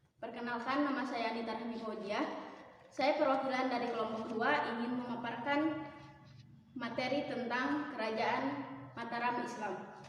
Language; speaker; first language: Indonesian; native; Indonesian